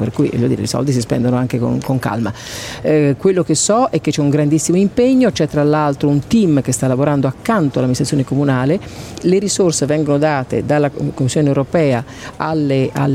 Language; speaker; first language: Italian; native; Italian